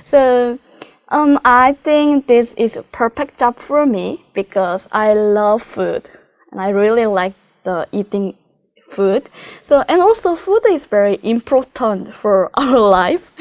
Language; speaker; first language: English; non-native, learner; Korean